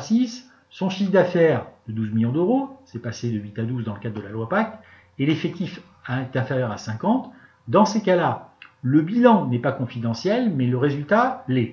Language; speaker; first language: French; native; French